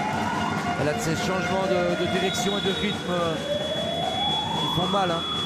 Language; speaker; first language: French; native; French